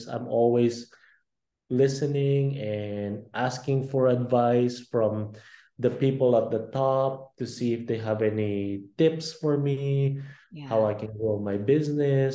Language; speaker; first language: English; non-native, local second language; Filipino